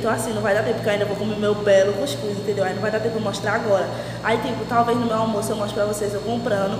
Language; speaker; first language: Portuguese; native; Portuguese